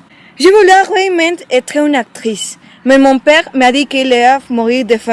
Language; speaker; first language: French; non-native, learner; Spanish